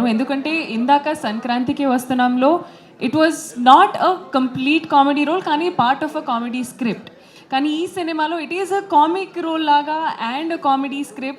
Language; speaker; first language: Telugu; non-native, local second language; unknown